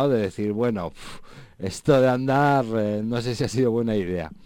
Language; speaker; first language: Spanish; native; Spanish